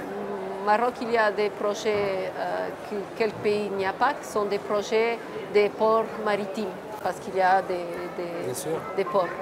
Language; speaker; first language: French; non-native, fluent; Portuguese